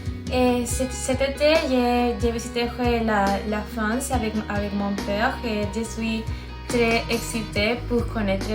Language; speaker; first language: French; non-native, learner; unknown